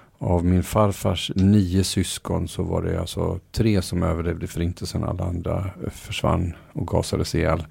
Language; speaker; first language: Swedish; native; Swedish